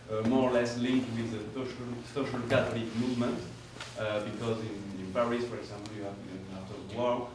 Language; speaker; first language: English; non-native, fluent; French